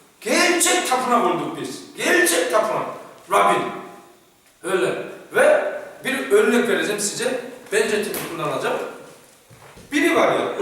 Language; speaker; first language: Turkish; non-native, fluent; Korean